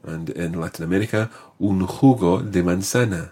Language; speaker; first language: Spanish; non-native, fluent; English